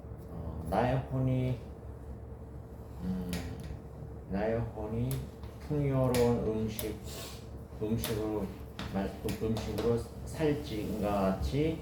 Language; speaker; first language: Korean; native; Korean